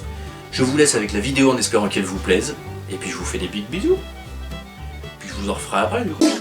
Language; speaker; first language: French; native; French